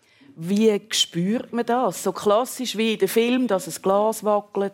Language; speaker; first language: German; native; German